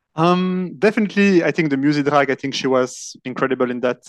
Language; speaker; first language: English; non-native, fluent; French